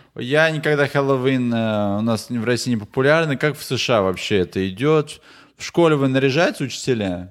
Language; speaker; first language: Russian; native; Russian